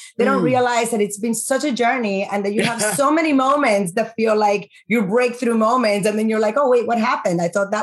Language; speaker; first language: English; early bilingual, other home language; Spanish